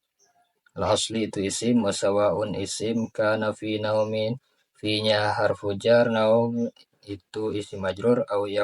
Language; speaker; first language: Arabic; non-native, learner; Indonesian